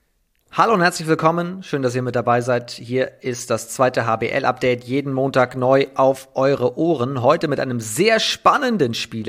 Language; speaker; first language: German; native; German